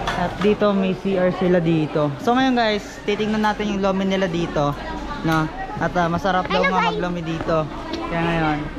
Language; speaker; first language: Filipino; native; Filipino